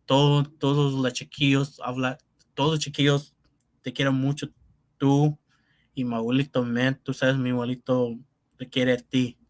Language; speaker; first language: Spanish; early bilingual, heritage; Spanish